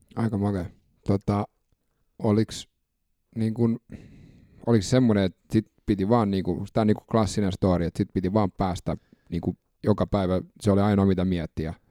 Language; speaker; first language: Finnish; native; Finnish